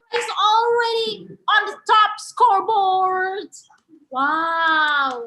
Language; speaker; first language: English; non-native, fluent; Indonesian